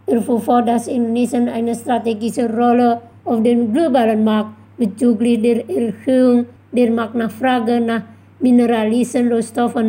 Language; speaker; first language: German; non-native, fluent; Indonesian